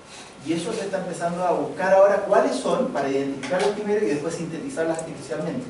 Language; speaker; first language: Spanish; native; Spanish